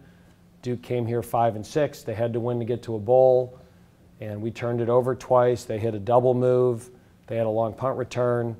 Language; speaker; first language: English; native; English